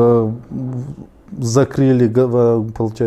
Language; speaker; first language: Russian; non-native, fluent; Tajik